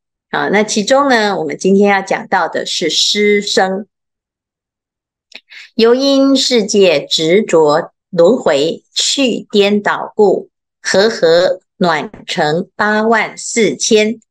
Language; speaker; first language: Chinese; native; Chinese